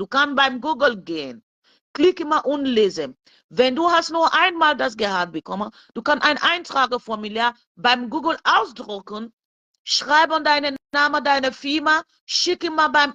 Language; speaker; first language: German; non-native, learner; French